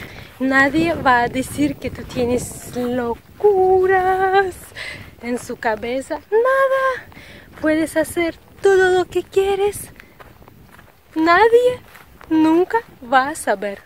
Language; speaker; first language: Spanish; non-native, learner; Russian